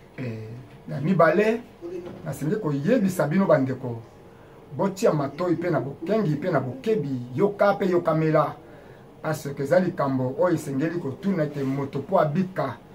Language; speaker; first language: Lingala; native; Lingala